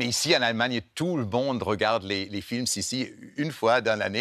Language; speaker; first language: French; non-native, fluent; German